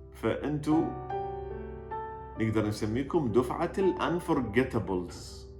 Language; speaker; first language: Arabic; native; Arabic